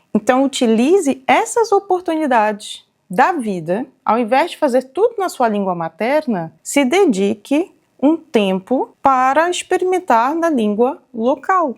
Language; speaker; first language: Portuguese; native; Portuguese